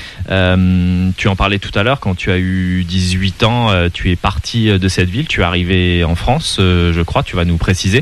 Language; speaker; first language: French; native; French